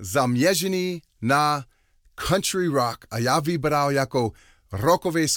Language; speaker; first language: Czech; non-native, learner; English